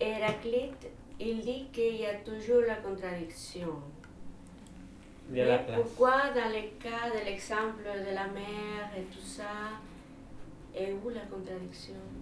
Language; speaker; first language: French; non-native, learner; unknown